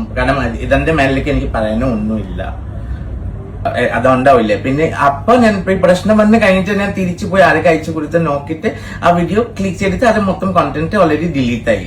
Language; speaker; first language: Malayalam; non-native, fluent; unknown